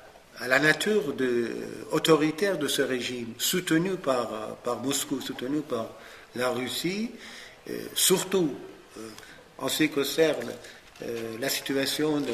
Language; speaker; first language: French; non-native, fluent; Persian